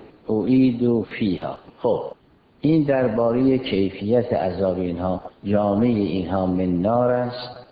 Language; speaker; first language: Persian; native; Persian